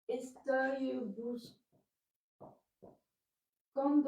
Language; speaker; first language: Spanish; non-native, learner; French